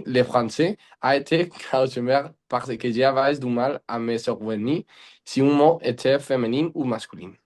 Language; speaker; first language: French; non-native, learner; Spanish